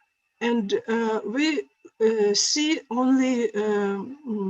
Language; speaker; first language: English; non-native, learner; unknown